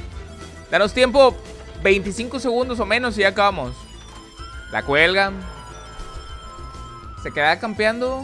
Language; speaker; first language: Spanish; native; Spanish